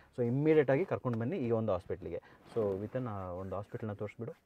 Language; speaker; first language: Kannada; non-native, local second language; Kodava